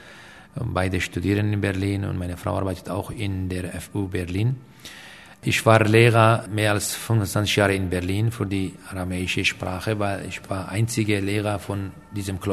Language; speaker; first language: German; non-native, fluent; Aramaic